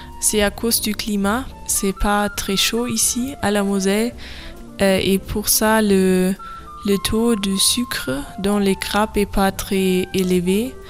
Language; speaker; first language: French; non-native, learner; German